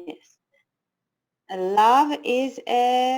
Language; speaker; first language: English; non-native, learner; Persian